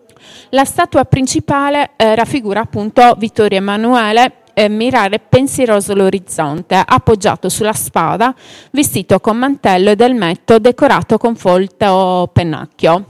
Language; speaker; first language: Italian; native; Italian